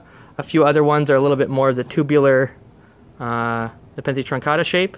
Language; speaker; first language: English; native; English